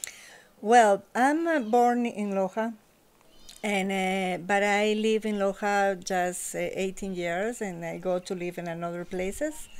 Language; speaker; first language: English; non-native, learner; Spanish